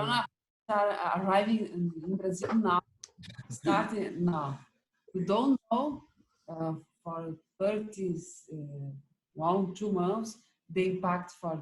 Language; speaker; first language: English; non-native, learner; Portuguese